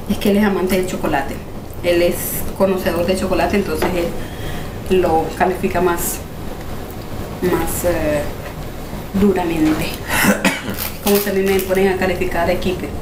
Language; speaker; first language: Spanish; native; Spanish